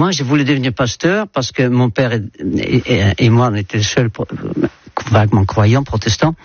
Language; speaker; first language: French; non-native, fluent; Dutch